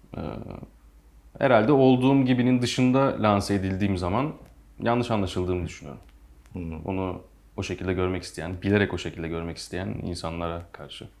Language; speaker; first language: Turkish; native; Turkish